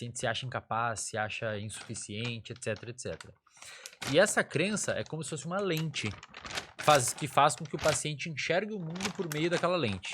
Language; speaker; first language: Portuguese; native; Portuguese